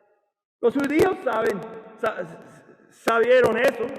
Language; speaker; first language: Spanish; non-native, learner; English